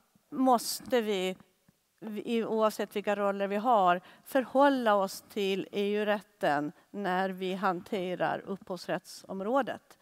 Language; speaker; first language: Swedish; native; Swedish